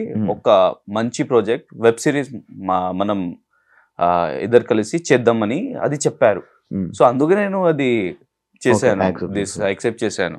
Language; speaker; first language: Telugu; non-native, learner; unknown